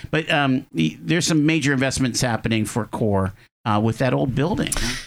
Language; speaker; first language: English; native; English